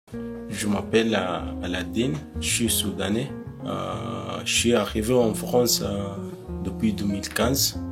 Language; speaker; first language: French; non-native, learner; Arabic